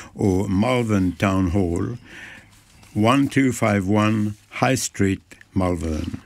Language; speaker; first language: French; non-native, local second language; Morisyen